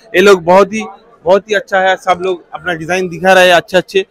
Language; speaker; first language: Hindi; non-native, local second language; Bangla